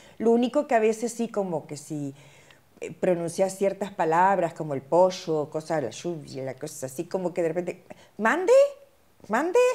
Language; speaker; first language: Spanish; native; Spanish